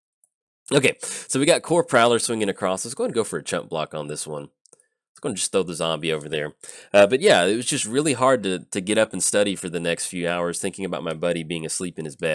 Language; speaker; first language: English; native; English